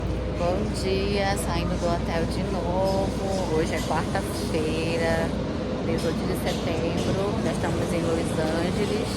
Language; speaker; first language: Portuguese; native; Portuguese